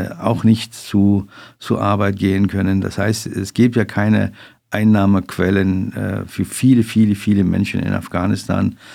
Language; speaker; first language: German; non-native, fluent; Persian